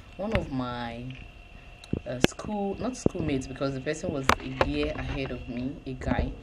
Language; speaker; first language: English; non-native, local second language; Yoruba